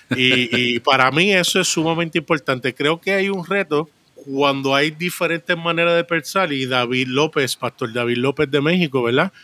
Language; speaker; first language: Spanish; native; Spanish